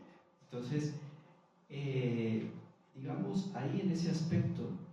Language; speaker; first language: Spanish; native; Spanish